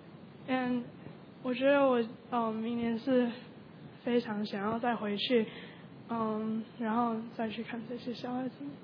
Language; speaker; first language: Chinese; early bilingual, heritage; Chinese